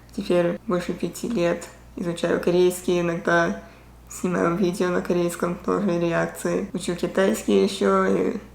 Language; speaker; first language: Russian; early bilingual, heritage; Russian